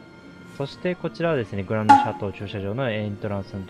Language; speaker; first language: Japanese; native; Japanese